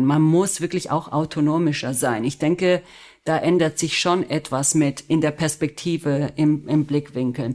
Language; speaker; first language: German; non-native, fluent; Spanish